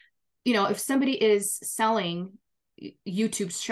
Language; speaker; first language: English; non-native, fluent; Portuguese